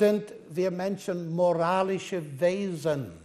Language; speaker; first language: German; non-native, fluent; English